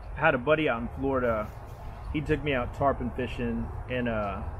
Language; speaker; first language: English; native; English